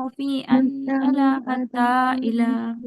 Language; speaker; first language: Arabic; non-native, learner; Urdu